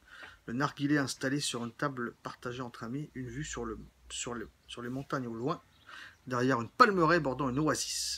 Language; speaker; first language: French; native; French